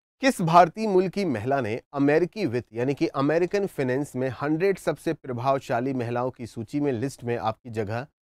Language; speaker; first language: Hindi; native; Hindi